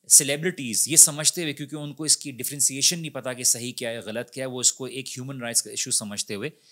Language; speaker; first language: Urdu; native; Urdu